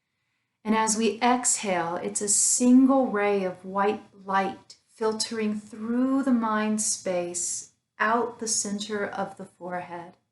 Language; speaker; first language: English; native; English